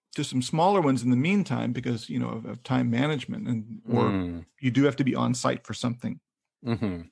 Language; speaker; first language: English; native; English